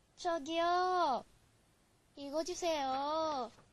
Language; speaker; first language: Korean; non-native, learner; Japanese